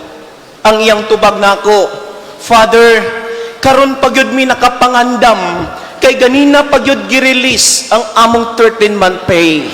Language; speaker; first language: Cebuano; native; Cebuano